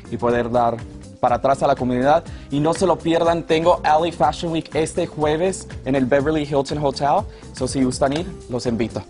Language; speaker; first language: Spanish; early bilingual, heritage; Spanish